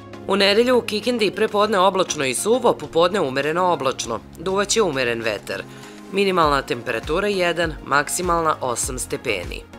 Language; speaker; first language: Serbian; native; Serbian